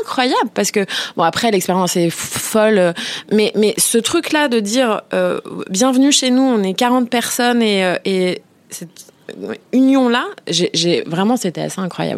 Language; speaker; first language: French; native; French